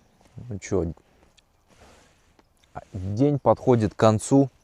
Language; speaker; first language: Russian; native; Russian